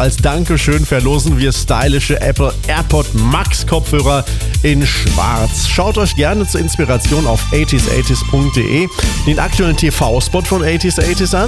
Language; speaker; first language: German; native; German